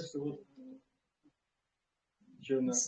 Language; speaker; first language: Russian; non-native, local second language; Yakut